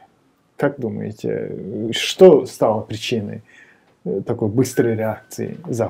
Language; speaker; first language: Russian; non-native, fluent; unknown